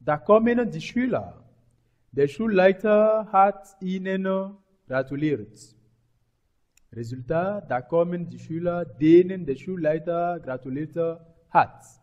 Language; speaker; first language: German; non-native, fluent; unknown